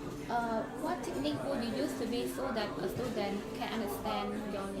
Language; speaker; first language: English; non-native, learner; Khmer